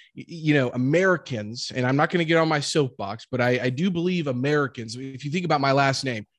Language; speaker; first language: English; native; English